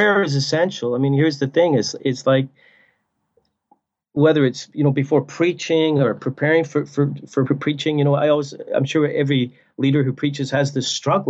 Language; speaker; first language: English; native; English